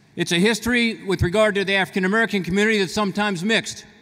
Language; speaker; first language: English; native; English